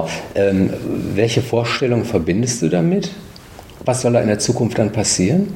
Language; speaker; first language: German; native; German